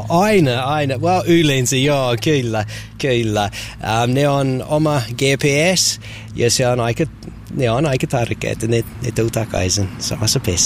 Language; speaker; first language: Finnish; non-native, learner; English